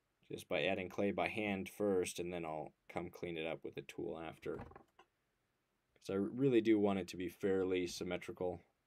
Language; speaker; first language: English; native; English